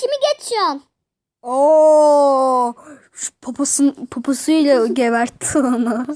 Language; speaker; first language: Turkish; native; Turkish